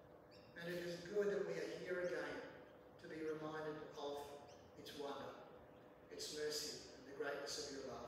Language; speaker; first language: English; native; English